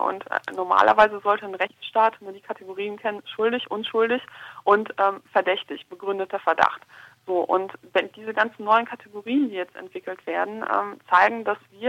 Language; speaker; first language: German; native; German